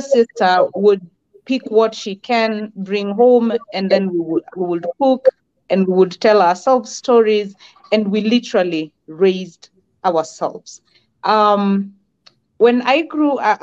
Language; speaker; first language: English; non-native, local second language; Kamba